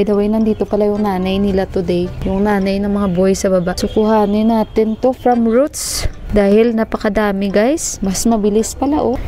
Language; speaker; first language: Filipino; native; Filipino